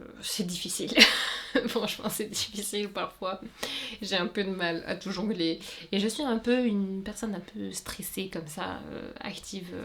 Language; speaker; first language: French; native; French